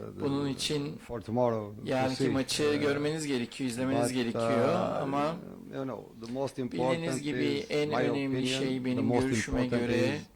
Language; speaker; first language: Turkish; non-native, learner; Portuguese